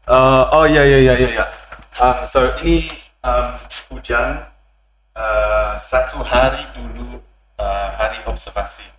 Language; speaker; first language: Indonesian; non-native, learner; English